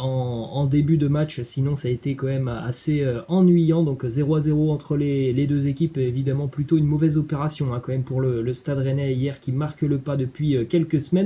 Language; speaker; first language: French; native; French